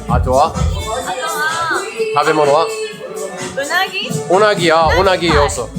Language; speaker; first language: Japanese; non-native, learner; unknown